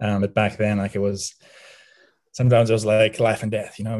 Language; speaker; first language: English; native; English